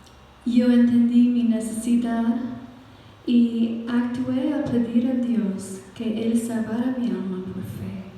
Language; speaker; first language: Spanish; non-native, fluent; English